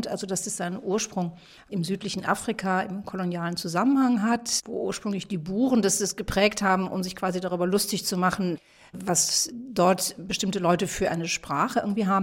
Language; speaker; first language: German; native; German